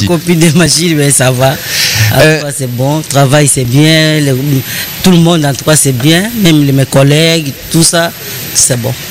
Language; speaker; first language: French; non-native, learner; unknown